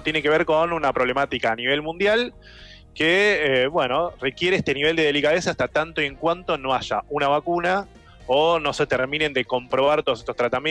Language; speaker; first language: Spanish; native; Spanish